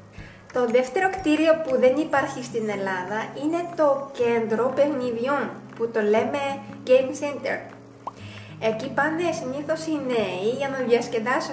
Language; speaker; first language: Greek; non-native, fluent; Japanese